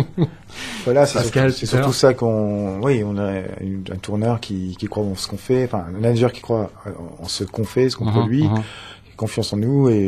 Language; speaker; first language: French; native; French